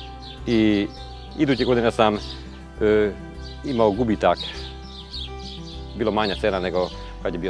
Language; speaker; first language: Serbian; non-native, local second language; Hungarian